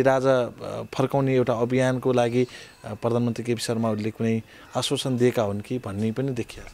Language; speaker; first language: Nepali; native; Nepali